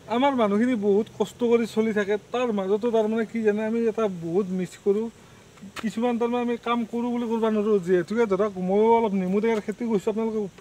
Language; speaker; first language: Assamese; native; Assamese